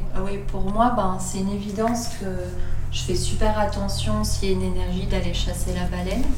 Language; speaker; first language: French; native; French